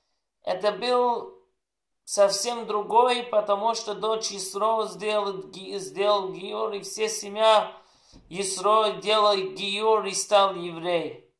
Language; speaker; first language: Russian; non-native, learner; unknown